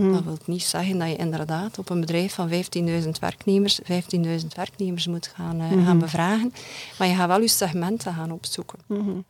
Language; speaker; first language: Dutch; native; Dutch